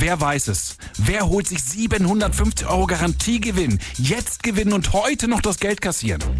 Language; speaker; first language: German; native; German